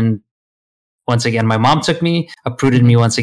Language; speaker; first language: English; non-native, fluent; Swedish